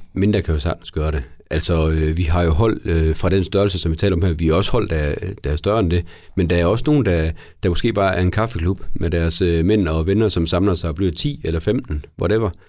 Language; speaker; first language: Danish; native; Danish